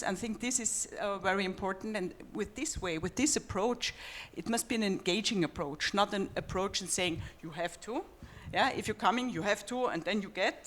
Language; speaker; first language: English; non-native, fluent; German